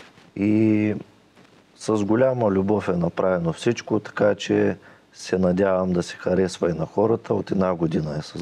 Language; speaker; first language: Bulgarian; native; Bulgarian